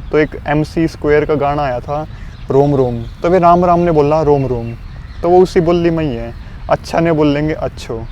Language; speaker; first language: Hindi; native; Hindi